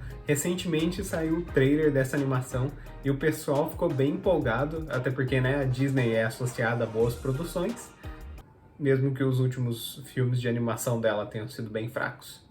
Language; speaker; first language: Portuguese; native; Portuguese